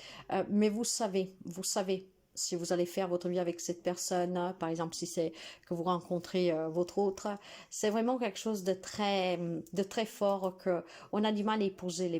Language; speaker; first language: French; non-native, fluent; Italian